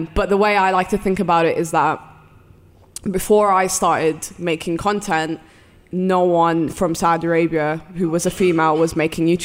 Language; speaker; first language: English; early bilingual, other home language; Arabic